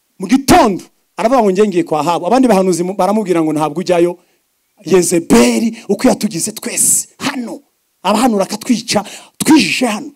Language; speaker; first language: Kinyarwanda; early bilingual, heritage; Kinyarwanda